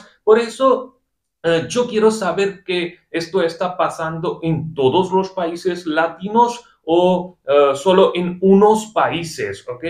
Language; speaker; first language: Spanish; non-native, fluent; Hindi